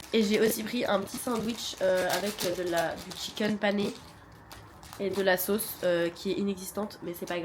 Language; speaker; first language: French; native; French